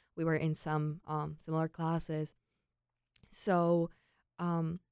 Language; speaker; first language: English; non-native, fluent; Czech